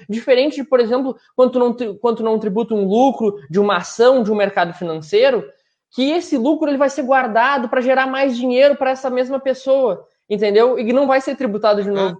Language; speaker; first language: Portuguese; native; Portuguese